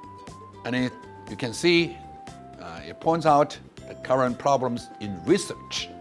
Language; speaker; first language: English; non-native, fluent; Chinese